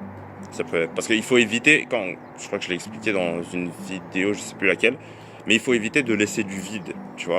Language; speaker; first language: French; native; French